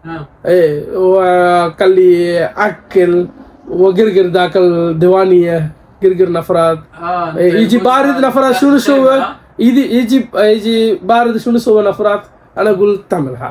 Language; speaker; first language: Arabic; non-native, learner; Tamil